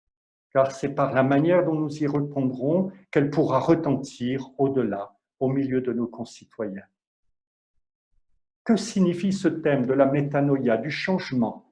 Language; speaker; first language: French; native; French